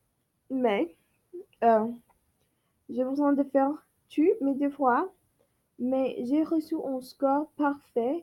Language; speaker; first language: French; non-native, learner; English